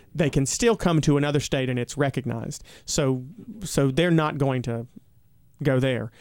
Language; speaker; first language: English; native; English